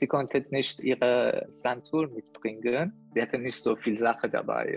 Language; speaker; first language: German; non-native, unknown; Persian